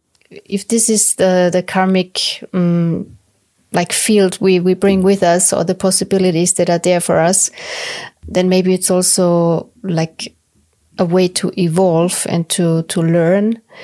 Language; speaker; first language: English; non-native, fluent; German